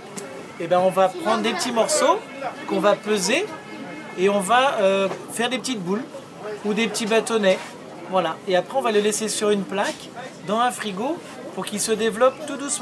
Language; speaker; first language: French; native; French